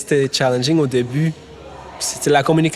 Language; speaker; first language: French; non-native, fluent; German